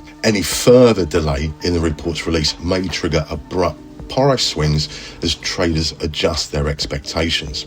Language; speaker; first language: English; native; English